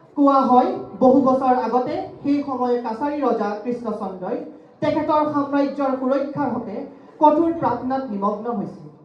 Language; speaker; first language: Assamese; native; Assamese